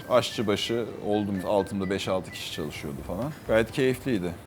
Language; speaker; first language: Turkish; native; Turkish